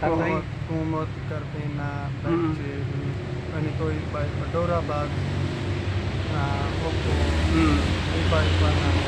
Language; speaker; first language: Filipino; non-native, learner; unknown